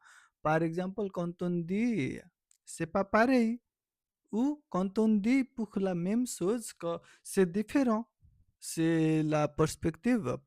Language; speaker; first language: French; non-native, learner; Nepali